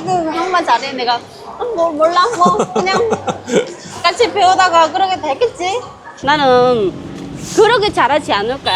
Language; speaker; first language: Korean; non-native, learner; Vietnamese